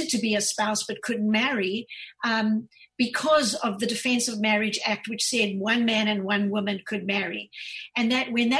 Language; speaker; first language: English; native; English